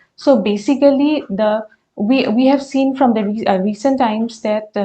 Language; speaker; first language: English; non-native, local second language; Assamese